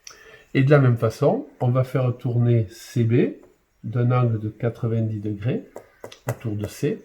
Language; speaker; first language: French; native; French